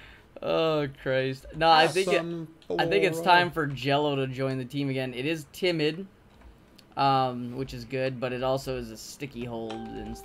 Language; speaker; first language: English; native; English